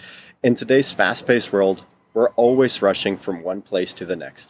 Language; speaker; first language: English; non-native, fluent; Dutch